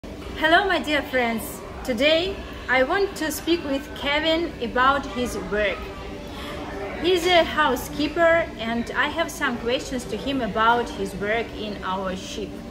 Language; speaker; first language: English; non-native, learner; Russian